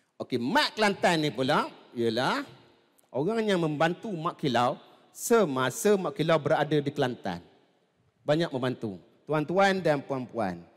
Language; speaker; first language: Malay; native; Malay